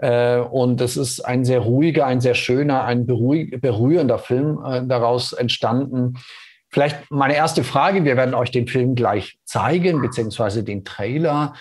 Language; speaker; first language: German; native; German